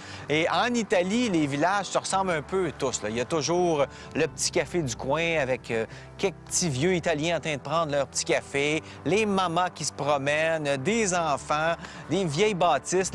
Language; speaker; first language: French; native; French